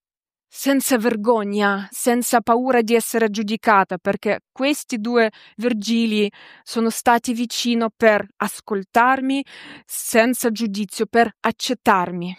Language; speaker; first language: Italian; non-native, fluent; Ukrainian